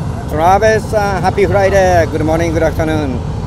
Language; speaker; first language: English; non-native, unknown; Japanese